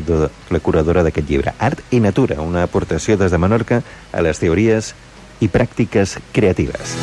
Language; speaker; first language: Catalan; native; Catalan